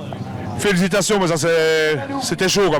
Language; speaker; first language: French; native; French